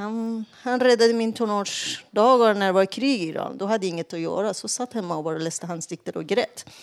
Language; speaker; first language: Swedish; non-native, fluent; Persian